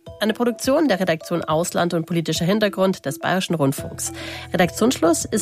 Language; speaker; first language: German; native; German